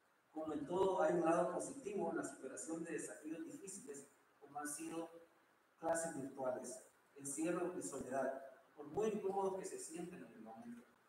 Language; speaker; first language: Spanish; native; Spanish